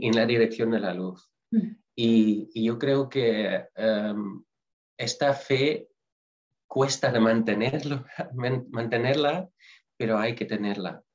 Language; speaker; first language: Spanish; non-native, fluent; Dutch